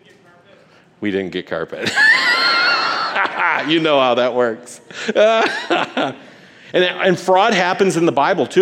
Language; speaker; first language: English; native; English